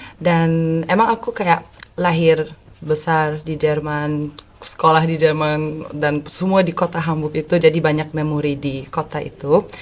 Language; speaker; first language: Indonesian; early bilingual, heritage; Indonesian